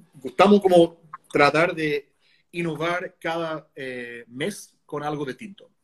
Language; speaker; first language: Spanish; non-native, fluent; English